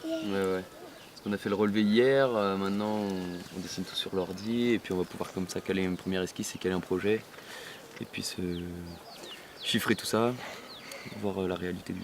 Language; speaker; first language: French; native; French